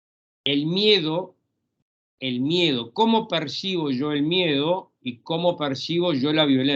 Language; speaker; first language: Spanish; native; Spanish